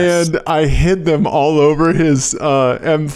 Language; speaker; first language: English; native; English